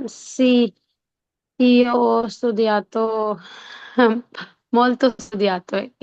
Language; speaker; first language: Italian; non-native, learner; Urdu